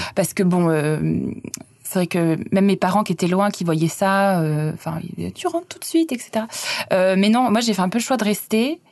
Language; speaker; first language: French; native; French